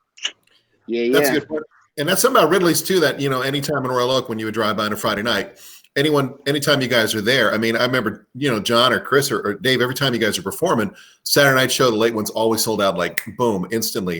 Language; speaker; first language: English; native; English